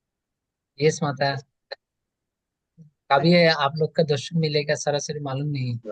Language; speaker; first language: Hindi; non-native, learner; Bangla